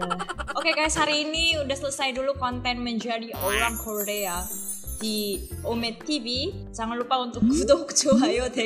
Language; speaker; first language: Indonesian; non-native, fluent; Korean